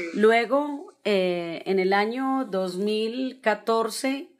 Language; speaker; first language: Spanish; native; Spanish